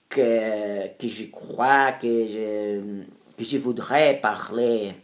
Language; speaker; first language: French; non-native, fluent; Portuguese